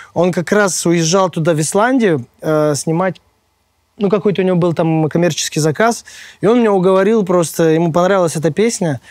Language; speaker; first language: Russian; native; Russian